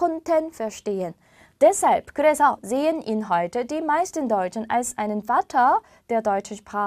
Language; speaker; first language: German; non-native, fluent; Korean